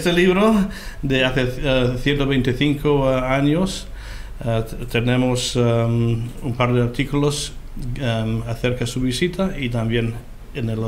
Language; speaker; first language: Spanish; non-native, fluent; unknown